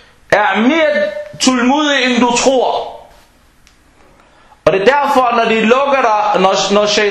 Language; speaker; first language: Danish; non-native, fluent; Arabic